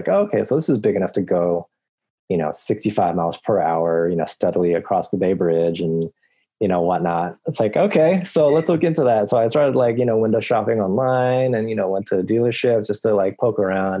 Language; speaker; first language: English; native; English